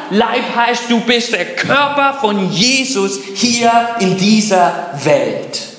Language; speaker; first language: German; non-native, fluent; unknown